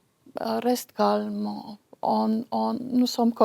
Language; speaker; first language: French; non-native, fluent; Romanian